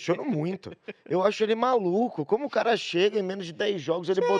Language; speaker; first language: Portuguese; native; Portuguese